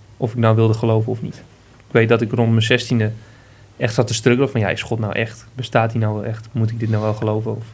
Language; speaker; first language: Dutch; native; Dutch